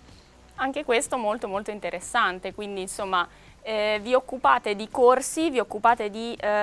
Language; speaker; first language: Italian; native; Italian